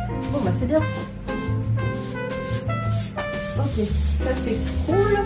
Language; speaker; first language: French; native; French